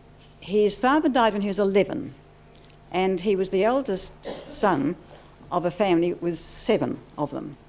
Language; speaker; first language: English; native; English